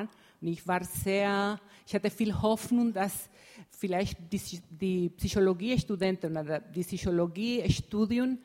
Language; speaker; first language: German; non-native, fluent; Spanish